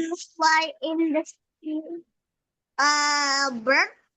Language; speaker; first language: English; non-native, learner; Indonesian